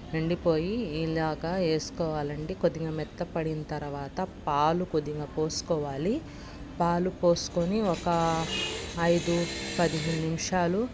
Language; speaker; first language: Telugu; non-native, local second language; Urdu